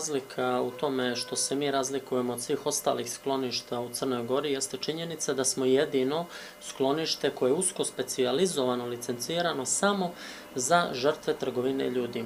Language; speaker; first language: Serbian; native; Serbian